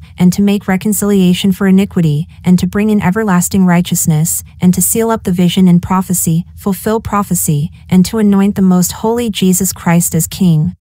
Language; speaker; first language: English; native; English